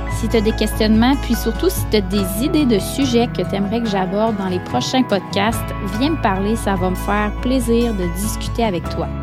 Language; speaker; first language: French; native; French